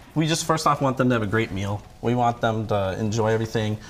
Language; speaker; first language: English; native; English